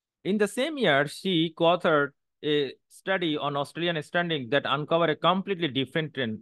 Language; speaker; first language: English; non-native, local second language; Bangla